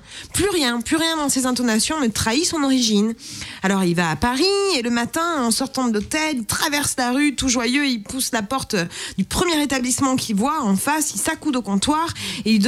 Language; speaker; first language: French; native; French